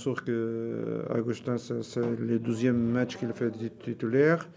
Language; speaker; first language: French; non-native, learner; Portuguese